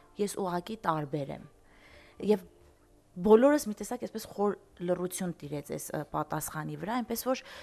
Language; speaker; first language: Armenian; early bilingual, heritage; Armenian